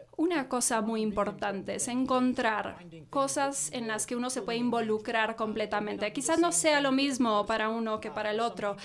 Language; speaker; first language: Spanish; non-native, fluent; English